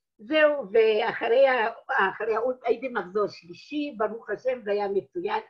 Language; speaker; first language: Hebrew; early bilingual, other home language; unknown